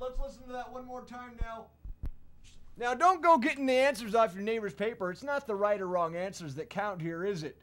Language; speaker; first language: English; native; English